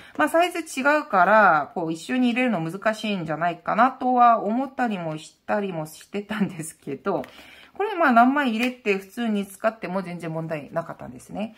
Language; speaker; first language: Japanese; non-native, fluent; Korean